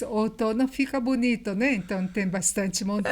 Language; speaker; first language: Portuguese; non-native, learner; Japanese